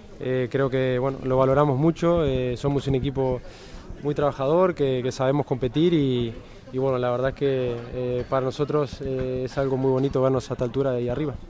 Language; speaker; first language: Spanish; native; Spanish